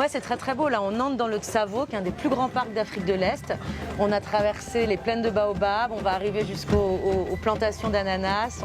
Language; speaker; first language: French; native; French